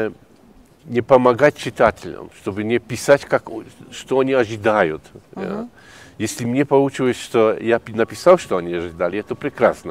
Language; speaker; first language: Russian; non-native, fluent; Polish